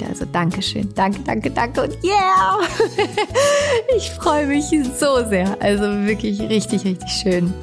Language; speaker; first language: German; native; German